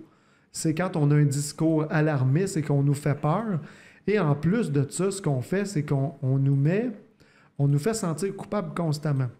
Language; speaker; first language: French; native; French